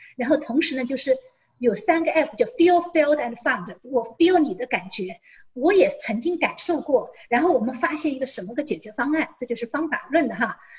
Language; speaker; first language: Chinese; native; Chinese